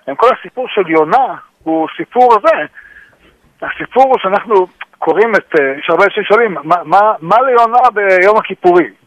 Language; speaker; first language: Hebrew; native; Hebrew